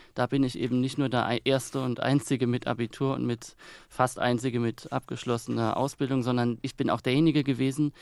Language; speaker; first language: German; native; German